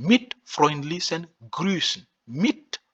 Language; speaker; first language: German; non-native, fluent; French